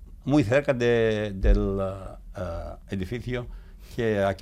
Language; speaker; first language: Spanish; non-native, fluent; Greek